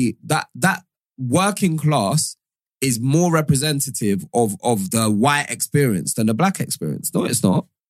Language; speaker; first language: English; non-native, local second language; Yoruba